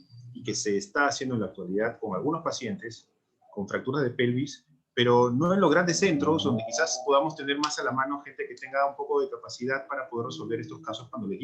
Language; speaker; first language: Spanish; native; Spanish